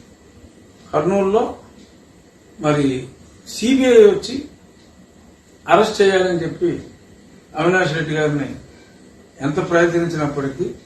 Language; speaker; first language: Telugu; native; Telugu